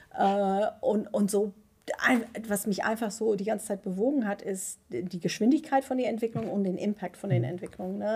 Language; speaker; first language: German; non-native, fluent; Dutch